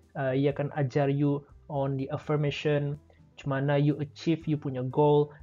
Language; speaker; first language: English; non-native, local second language; Malay